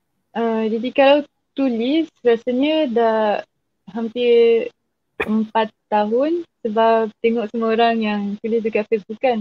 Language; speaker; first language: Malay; non-native, fluent; French